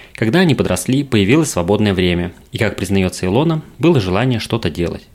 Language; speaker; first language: Russian; native; Russian